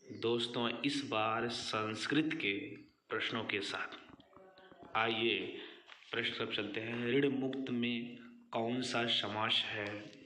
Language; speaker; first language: Hindi; native; Hindi